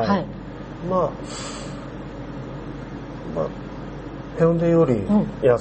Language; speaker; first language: Japanese; non-native, learner; Korean